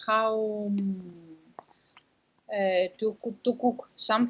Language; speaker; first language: English; non-native, learner; Spanish